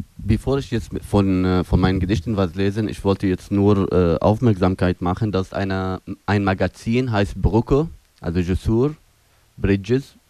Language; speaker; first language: German; non-native, fluent; Arabic